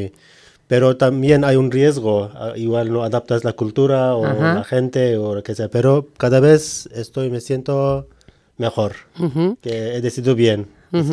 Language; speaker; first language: Spanish; non-native, learner; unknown